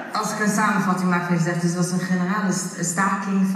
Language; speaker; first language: Dutch; non-native, learner; Swedish